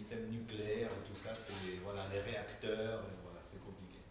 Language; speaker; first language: French; non-native, fluent; Spanish